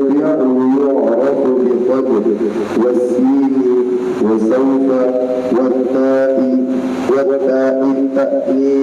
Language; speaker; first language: Arabic; non-native, learner; Indonesian